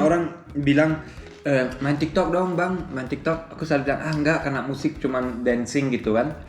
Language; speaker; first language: Indonesian; early bilingual, heritage; German